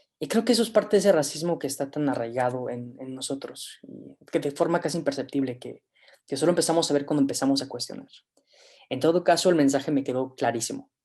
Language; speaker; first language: Spanish; native; Spanish